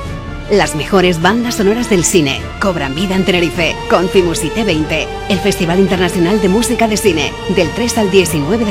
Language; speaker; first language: Spanish; native; Spanish